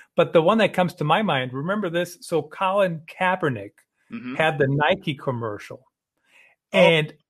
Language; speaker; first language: English; early bilingual, other home language; German